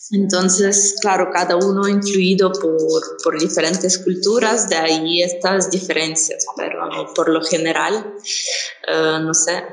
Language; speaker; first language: Spanish; non-native, fluent; Ukrainian